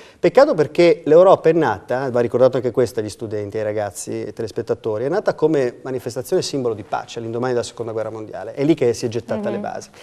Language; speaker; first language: Italian; native; Italian